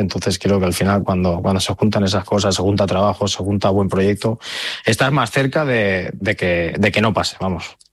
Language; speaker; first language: Spanish; native; Spanish